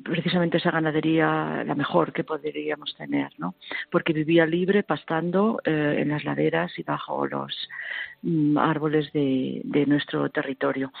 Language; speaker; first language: Spanish; native; Spanish